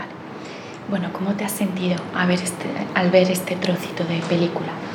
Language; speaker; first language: Spanish; native; Spanish